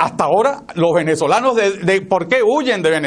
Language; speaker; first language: Spanish; native; Spanish